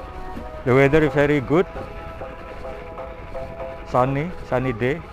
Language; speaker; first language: English; non-native, learner; Indonesian